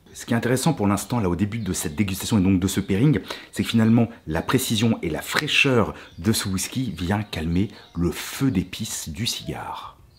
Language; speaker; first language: French; native; French